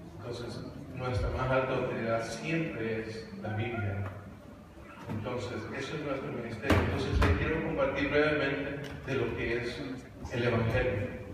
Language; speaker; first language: Spanish; early bilingual, heritage; Spanish